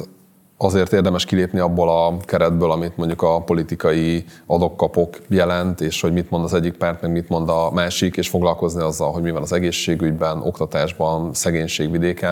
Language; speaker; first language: Hungarian; native; Hungarian